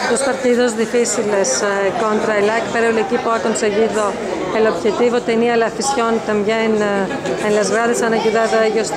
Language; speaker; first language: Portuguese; non-native, learner; Spanish